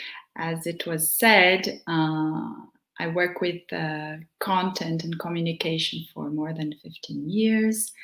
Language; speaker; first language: English; non-native, fluent; Portuguese